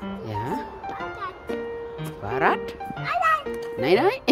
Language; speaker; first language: German; non-native, learner; Thai